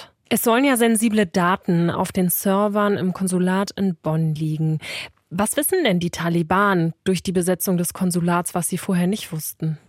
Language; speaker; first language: German; native; German